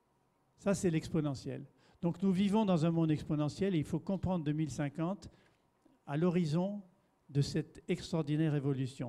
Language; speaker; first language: French; native; French